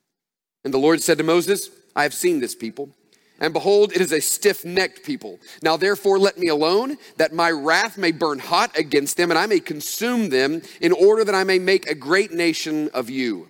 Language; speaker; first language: English; native; English